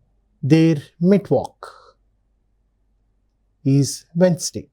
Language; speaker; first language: German; non-native, learner; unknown